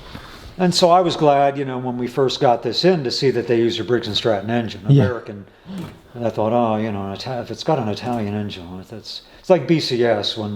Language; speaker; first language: English; native; English